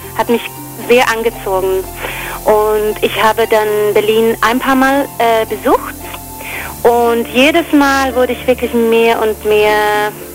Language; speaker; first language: German; non-native, fluent; Swedish